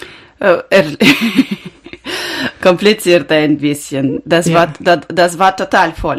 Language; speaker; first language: German; non-native, learner; Ukrainian